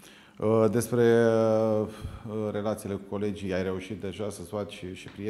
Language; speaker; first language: Romanian; native; Romanian